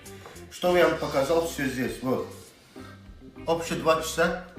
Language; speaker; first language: Russian; non-native, local second language; Azerbaijani